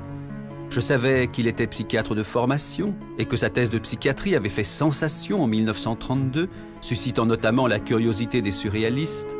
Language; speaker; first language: French; native; French